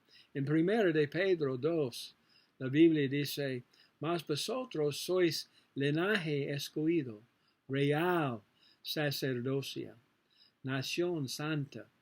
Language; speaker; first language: Spanish; non-native, learner; English